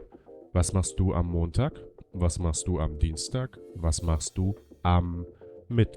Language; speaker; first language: German; non-native, fluent; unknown